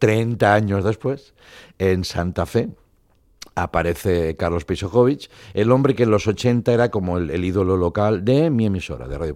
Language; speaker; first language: Spanish; non-native, local second language; Catalan